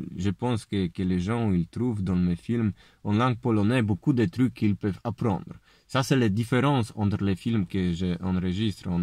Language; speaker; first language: French; non-native, learner; Polish